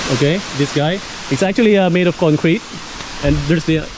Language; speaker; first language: English; non-native, local second language; Cebuano